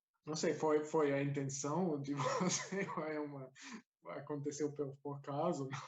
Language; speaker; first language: Portuguese; non-native, fluent; German